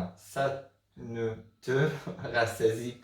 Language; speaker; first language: French; non-native, learner; Hebrew